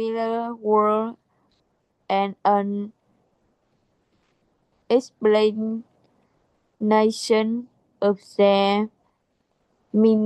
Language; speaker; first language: English; non-native, learner; Vietnamese